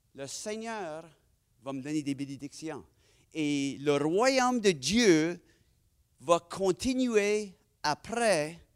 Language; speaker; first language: French; non-native, fluent; English